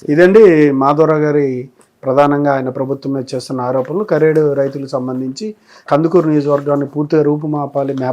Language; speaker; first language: Telugu; native; Telugu